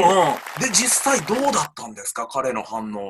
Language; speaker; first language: Japanese; native; Japanese